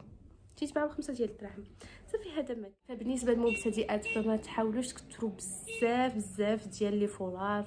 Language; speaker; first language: Arabic; native; Arabic